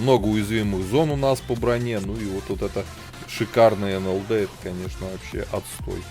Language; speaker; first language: Russian; native; Russian